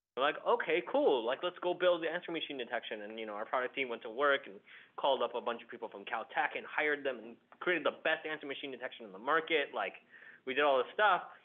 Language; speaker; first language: English; early bilingual, other home language; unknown